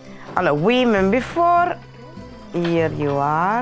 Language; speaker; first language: English; non-native, fluent; Italian